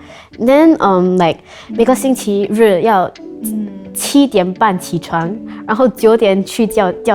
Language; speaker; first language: Chinese; non-native, local second language; English